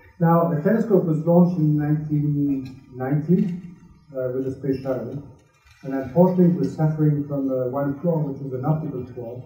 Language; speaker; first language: English; non-native, fluent; French